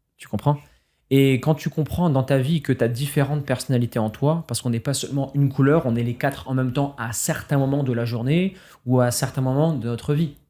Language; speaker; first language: French; native; French